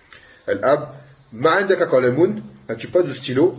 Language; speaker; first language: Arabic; non-native, fluent; French